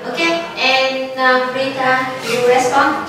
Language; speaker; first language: English; non-native, learner; Vietnamese